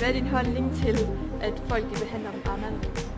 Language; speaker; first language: Danish; native; Danish